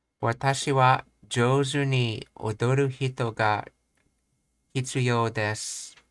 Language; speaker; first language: Japanese; non-native, learner; English